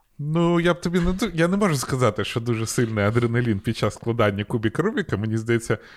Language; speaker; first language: Ukrainian; non-native, local second language; Russian